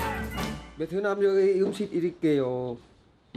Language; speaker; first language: Korean; non-native, learner; Vietnamese